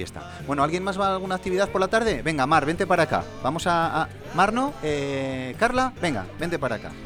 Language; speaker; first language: Spanish; native; Spanish